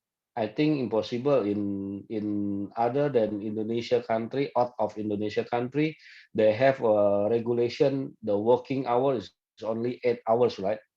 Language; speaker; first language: English; non-native, fluent; Indonesian